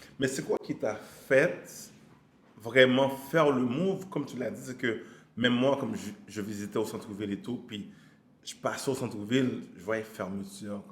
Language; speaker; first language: French; native; French